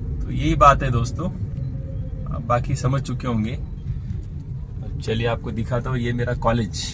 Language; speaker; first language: Hindi; non-native, local second language; Marathi